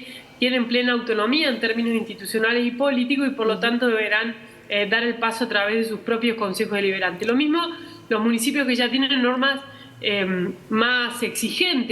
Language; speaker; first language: Spanish; native; Spanish